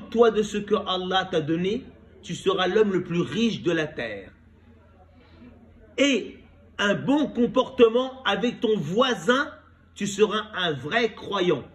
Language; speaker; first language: French; native; French